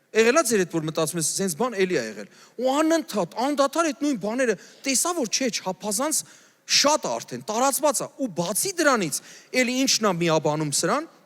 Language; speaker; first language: Armenian; native; Armenian